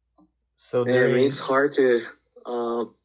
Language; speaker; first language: English; non-native, learner; Japanese